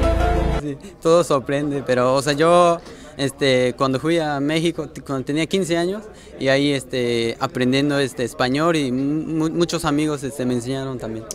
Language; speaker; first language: Spanish; non-native, learner; Japanese